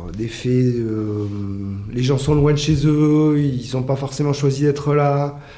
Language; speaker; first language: French; native; French